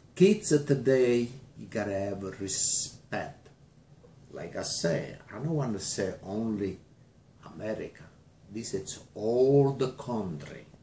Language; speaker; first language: English; non-native, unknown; Italian